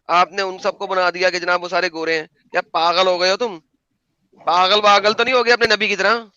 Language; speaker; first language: Urdu; native; Urdu